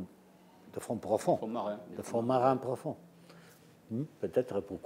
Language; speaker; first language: French; non-native, fluent; Spanish